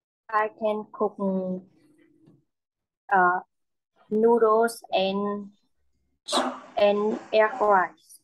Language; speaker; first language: English; non-native, learner; Vietnamese